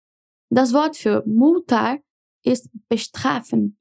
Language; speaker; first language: German; non-native, fluent; Portuguese